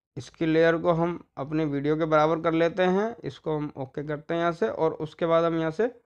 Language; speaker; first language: Hindi; native; Hindi